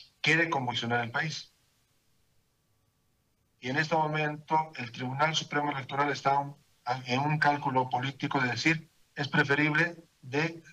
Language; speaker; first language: Spanish; native; Spanish